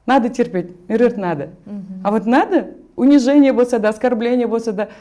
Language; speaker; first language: Russian; non-native, local second language; Kazakh